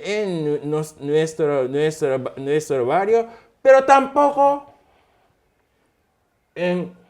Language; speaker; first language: Spanish; non-native, fluent; Japanese